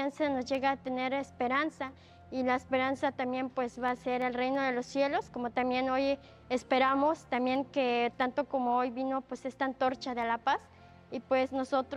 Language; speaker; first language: Spanish; native; Spanish